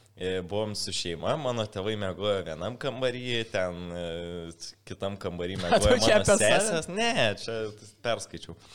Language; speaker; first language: Lithuanian; native; Lithuanian